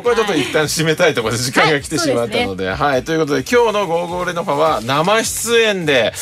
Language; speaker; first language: Japanese; native; Japanese